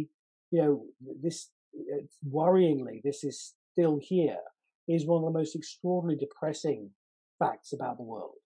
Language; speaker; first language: English; native; English